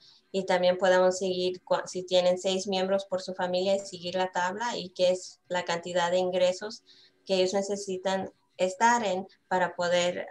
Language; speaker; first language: Spanish; early bilingual, heritage; Spanish